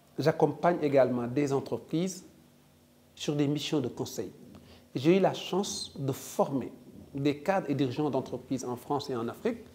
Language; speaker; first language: French; non-native, local second language; Wolof